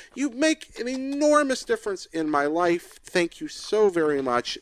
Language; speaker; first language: English; native; English